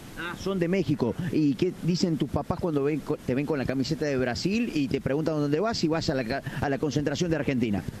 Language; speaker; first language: Spanish; native; Spanish